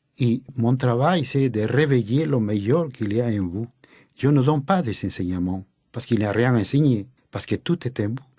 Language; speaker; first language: French; non-native, fluent; Spanish